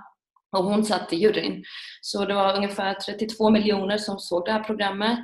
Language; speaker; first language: Swedish; early bilingual, other home language; Persian